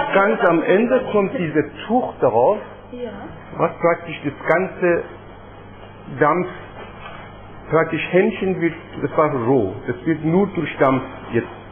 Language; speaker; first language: German; non-native, fluent; Persian